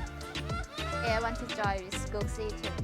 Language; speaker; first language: English; non-native, learner; Thai